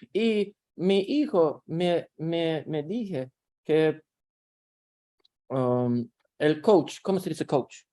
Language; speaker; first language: Spanish; non-native, learner; Russian